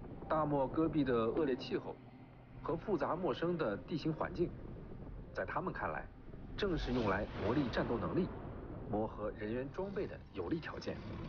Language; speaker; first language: Chinese; native; Chinese